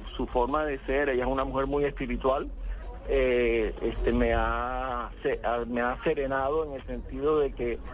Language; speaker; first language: Spanish; native; Spanish